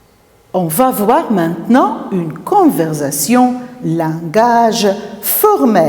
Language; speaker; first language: French; non-native, fluent; Maltese